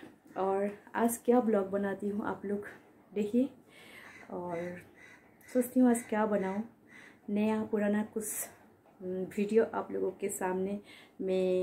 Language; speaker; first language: Hindi; non-native, local second language; Bangla